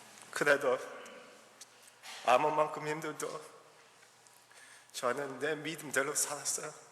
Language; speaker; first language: Korean; early bilingual, heritage; Korean